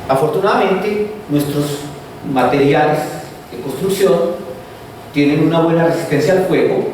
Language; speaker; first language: Spanish; native; Spanish